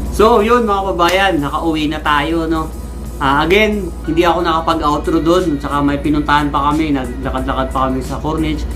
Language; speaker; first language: Filipino; native; Filipino